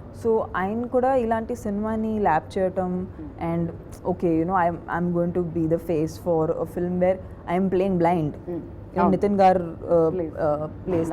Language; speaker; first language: Telugu; non-native, local second language; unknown